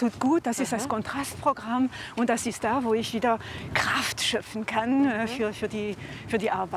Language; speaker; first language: German; native; German